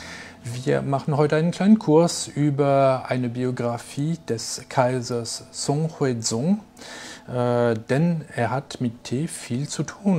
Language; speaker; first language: German; non-native, fluent; French